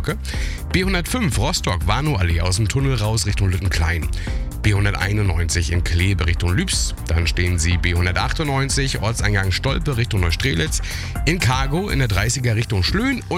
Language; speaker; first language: German; native; German